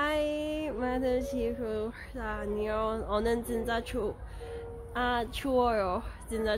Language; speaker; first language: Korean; non-native, learner; English